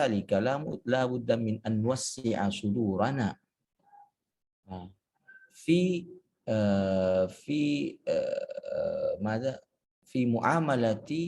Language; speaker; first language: Arabic; non-native, fluent; Indonesian